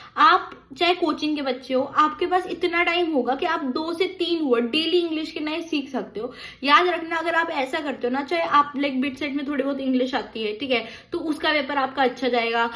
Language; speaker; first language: Hindi; native; Hindi